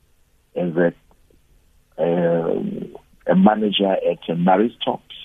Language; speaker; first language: English; non-native, local second language; Shona